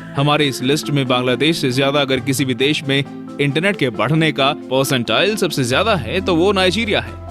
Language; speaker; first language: Hindi; native; Hindi